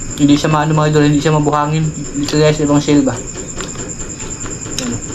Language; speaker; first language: Filipino; non-native, local second language; Cebuano